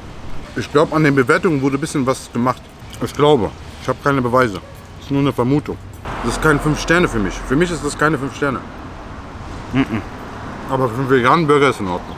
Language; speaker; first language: German; non-native, local second language; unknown